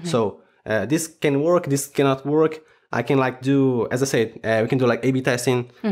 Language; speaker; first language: English; non-native, fluent; Portuguese